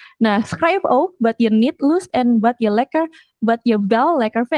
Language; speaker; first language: Dutch; non-native, fluent; Indonesian